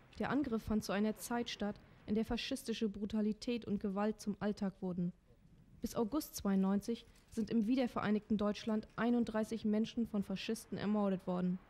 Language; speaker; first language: German; native; German